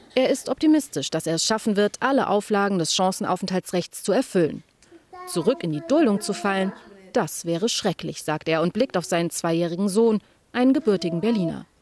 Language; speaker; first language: German; native; German